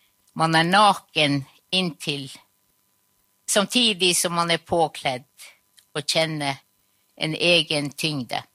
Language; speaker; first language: Norwegian; non-native, local second language; Northern Sami